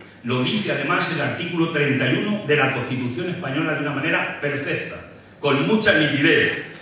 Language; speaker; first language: Spanish; native; Spanish